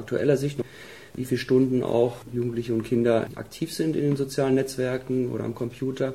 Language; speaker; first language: German; native; German